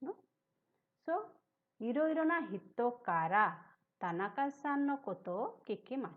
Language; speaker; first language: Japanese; non-native, fluent; Hindi